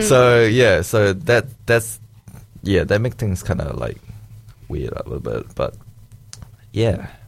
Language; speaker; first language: English; early bilingual, other home language; Chinese